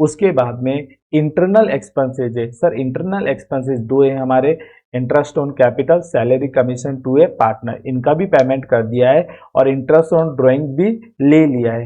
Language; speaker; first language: Hindi; native; Hindi